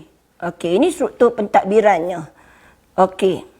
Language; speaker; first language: Malay; native; Malay